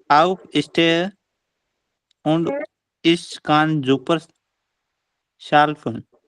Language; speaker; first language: German; non-native, learner; Hindi